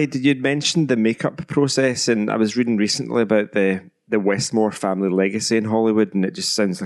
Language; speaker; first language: English; native; English